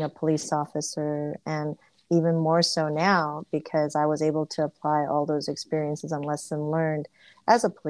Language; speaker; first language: English; early bilingual, other home language; Korean